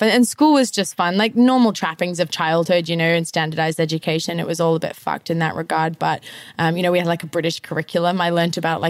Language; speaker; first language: English; native; English